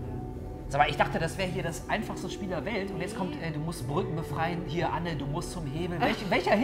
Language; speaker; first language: German; native; German